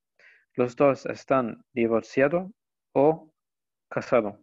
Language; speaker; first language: Spanish; non-native, fluent; Arabic